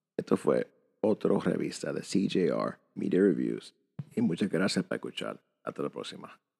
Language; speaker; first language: Spanish; early bilingual, heritage; Spanish